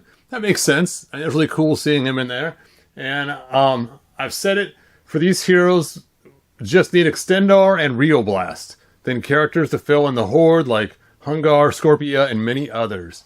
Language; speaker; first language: English; native; English